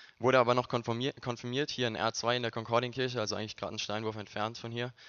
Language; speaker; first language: German; native; German